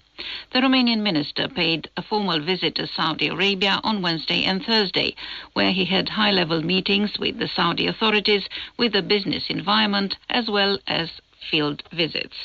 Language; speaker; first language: English; non-native, fluent; Romanian